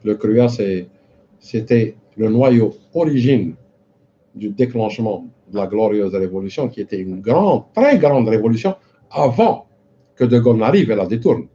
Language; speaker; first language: French; non-native, local second language; Arabic